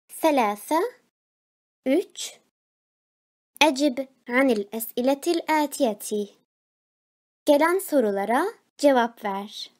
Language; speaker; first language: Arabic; non-native, fluent; Turkish